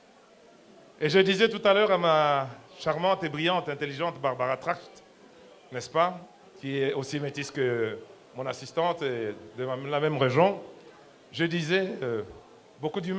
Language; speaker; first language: French; non-native, local second language; Lingala